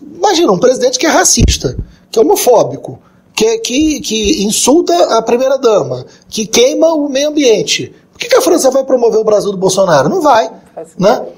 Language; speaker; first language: Portuguese; native; Portuguese